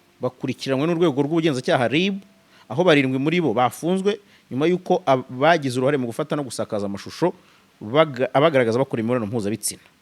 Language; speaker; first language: Kinyarwanda; native; Kinyarwanda